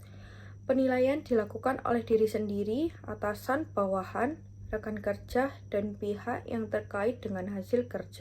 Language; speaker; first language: Indonesian; native; Indonesian